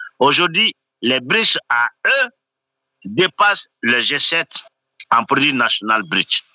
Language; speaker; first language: French; non-native, local second language; Bambara